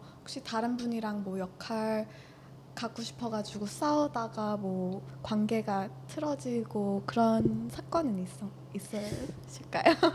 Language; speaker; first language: Korean; early bilingual, heritage; Korean